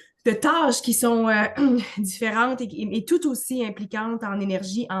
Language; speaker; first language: French; native; French